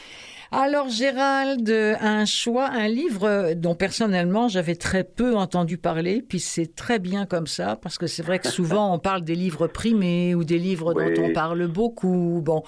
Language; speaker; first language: French; native; French